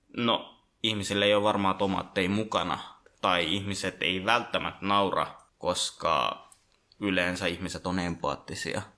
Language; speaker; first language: Finnish; early bilingual, other home language; Bangla